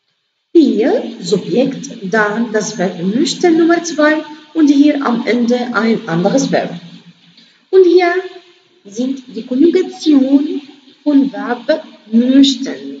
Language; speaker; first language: German; non-native, learner; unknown